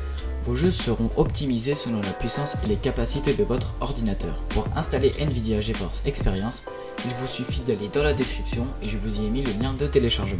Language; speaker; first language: French; native; French